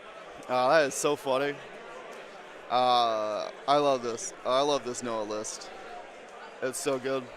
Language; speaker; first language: English; native; English